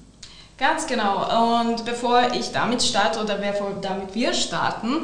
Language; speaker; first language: German; non-native, fluent; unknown